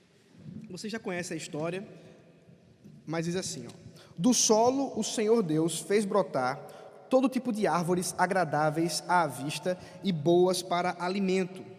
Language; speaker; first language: Portuguese; native; Portuguese